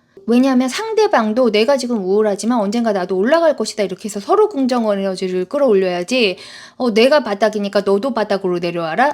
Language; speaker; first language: Korean; native; Korean